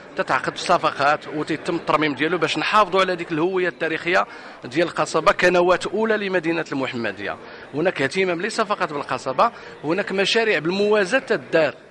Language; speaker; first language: Arabic; native; Arabic